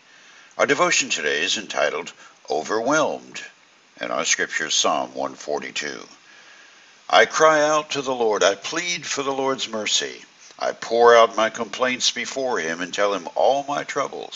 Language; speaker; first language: English; native; English